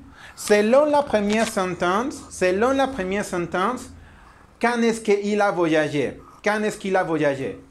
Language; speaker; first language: French; non-native, learner; Spanish